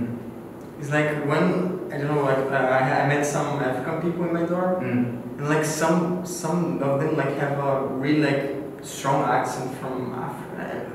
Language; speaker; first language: English; non-native, fluent; Portuguese